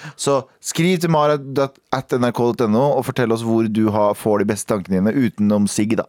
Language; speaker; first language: Norwegian; early bilingual, other home language; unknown